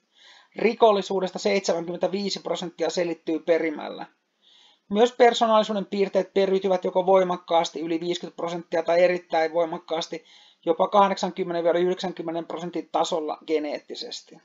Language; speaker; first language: Finnish; native; Finnish